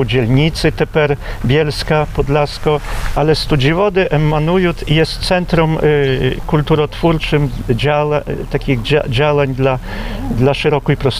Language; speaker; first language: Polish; non-native, local second language; Belarusian